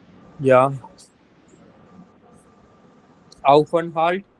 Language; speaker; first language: German; non-native, fluent; Hindi